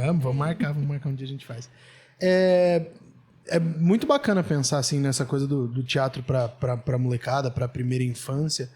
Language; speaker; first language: Portuguese; native; Portuguese